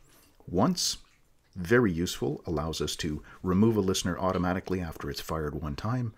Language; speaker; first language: English; native; English